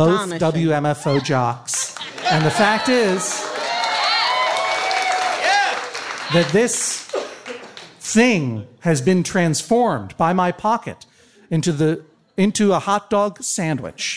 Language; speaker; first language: English; native; English